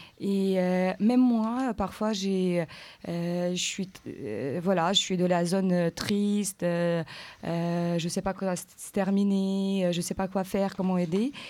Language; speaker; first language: French; native; French